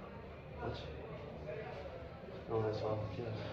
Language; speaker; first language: German; non-native, learner; Danish